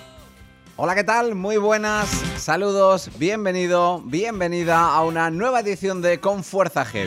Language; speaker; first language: Spanish; native; Spanish